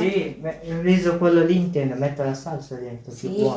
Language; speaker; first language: Italian; early bilingual, other home language; Filipino